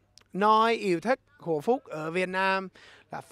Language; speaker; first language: Vietnamese; non-native, learner; English